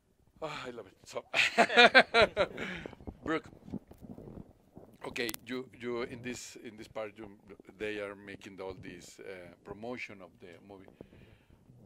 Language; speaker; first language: English; non-native, learner; Spanish